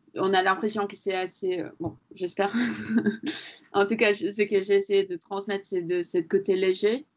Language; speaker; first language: French; non-native, fluent; Latvian